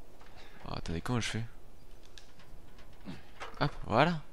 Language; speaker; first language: French; native; French